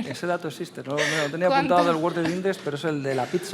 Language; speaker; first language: Spanish; native; Spanish